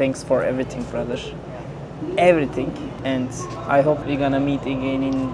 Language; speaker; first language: English; non-native, learner; Turkish